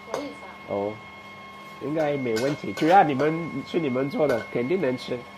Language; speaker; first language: Chinese; non-native, fluent; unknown